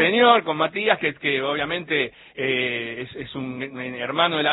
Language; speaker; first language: Spanish; native; Spanish